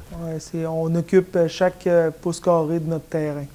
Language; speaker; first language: French; native; French